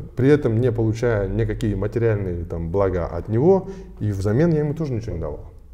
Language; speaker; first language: Russian; native; Russian